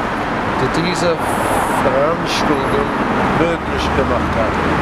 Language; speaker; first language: German; early bilingual, heritage; German